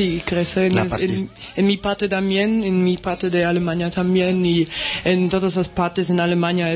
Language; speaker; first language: Spanish; non-native, learner; German